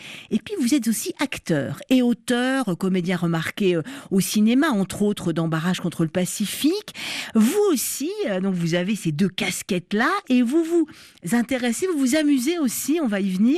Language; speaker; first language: French; native; French